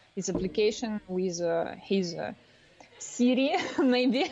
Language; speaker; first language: English; non-native, learner; Russian